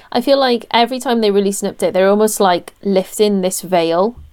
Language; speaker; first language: English; native; English